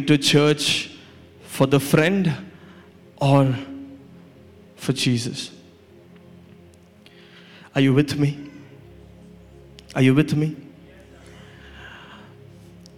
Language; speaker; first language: English; non-native, local second language; Malayalam